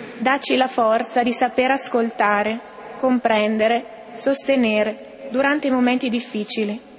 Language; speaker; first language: Italian; native; Italian